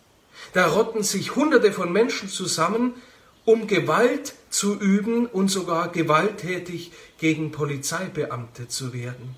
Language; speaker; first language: German; native; German